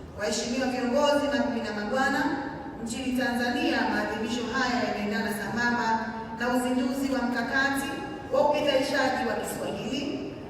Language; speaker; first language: Swahili; native; Swahili